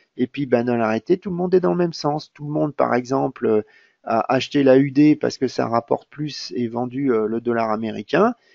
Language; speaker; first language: French; native; French